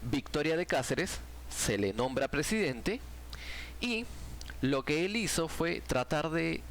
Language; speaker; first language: Spanish; native; Spanish